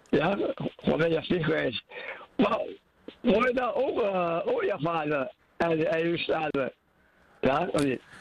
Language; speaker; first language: Dutch; non-native, learner; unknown